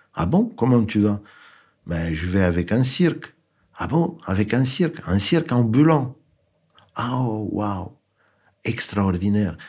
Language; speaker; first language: French; non-native, fluent; Romanian